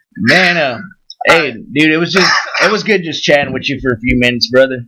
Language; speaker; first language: English; native; English